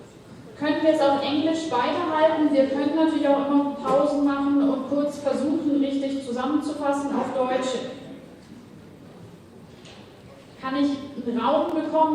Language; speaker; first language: German; native; German